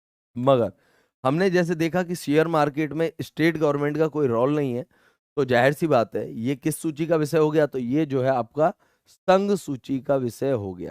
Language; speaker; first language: Hindi; native; Hindi